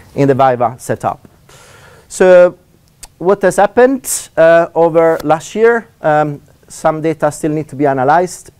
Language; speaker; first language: English; non-native, fluent; Italian